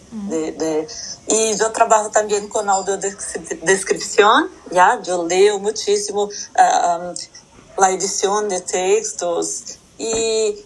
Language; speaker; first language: Portuguese; non-native, learner; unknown